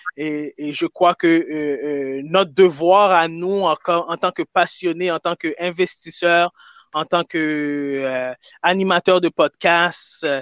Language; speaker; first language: French; native; French